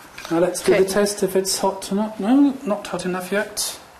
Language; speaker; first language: English; non-native, fluent; German